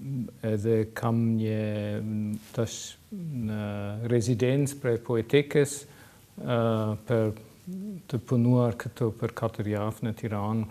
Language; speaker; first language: Albanian; non-native, learner; German